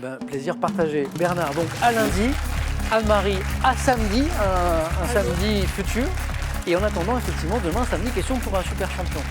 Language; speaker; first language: French; native; French